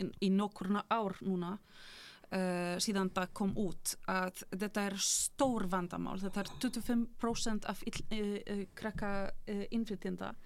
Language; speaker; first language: Icelandic; non-native, fluent; Polish